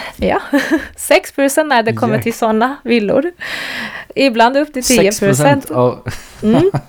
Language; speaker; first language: Swedish; native; Swedish